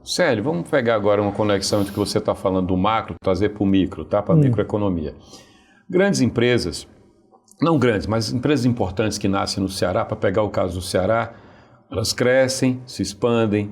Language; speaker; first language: Portuguese; native; Portuguese